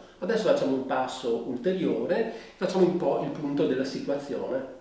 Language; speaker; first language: Italian; native; Italian